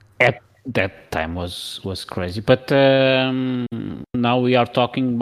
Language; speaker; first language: English; non-native, learner; Portuguese